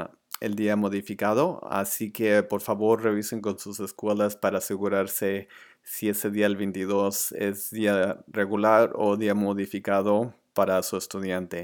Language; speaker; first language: Spanish; early bilingual, other home language; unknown